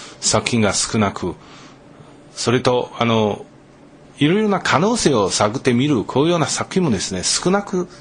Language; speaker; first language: Japanese; non-native, fluent; Chinese